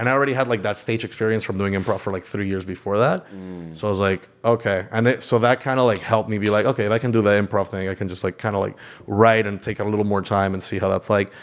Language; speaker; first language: English; early bilingual, other home language; Spanish